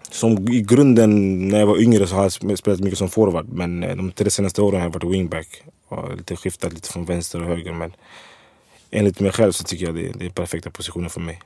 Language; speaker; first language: Swedish; early bilingual, other home language; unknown